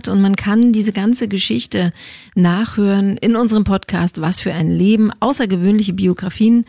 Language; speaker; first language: German; native; German